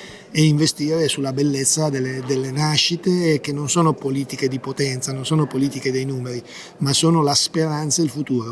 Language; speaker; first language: Italian; native; Italian